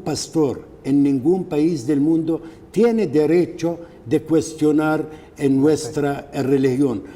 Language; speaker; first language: Spanish; non-native, fluent; Arabic